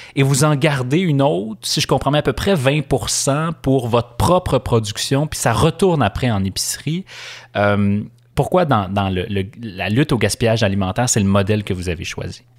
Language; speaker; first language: French; native; French